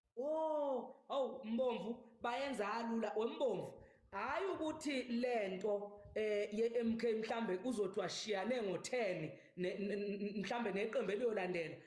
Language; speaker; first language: Zulu; native; Zulu